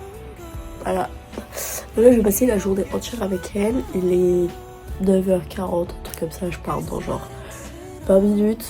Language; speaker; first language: French; native; French